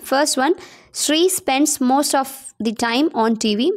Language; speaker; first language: English; non-native, local second language; Tamil